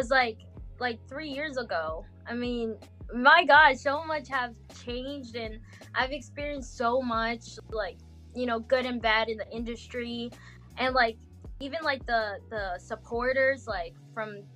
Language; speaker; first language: English; non-native, fluent; Portuguese